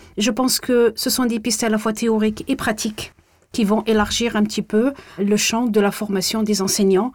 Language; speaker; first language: French; non-native, local second language; Arabic